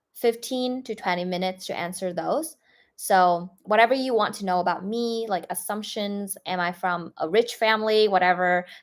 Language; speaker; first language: English; non-native, fluent; Vietnamese